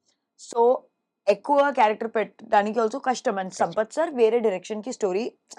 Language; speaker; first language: Telugu; non-native, learner; Hindi